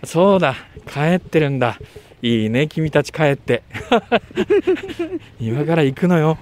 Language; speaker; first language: Japanese; native; Japanese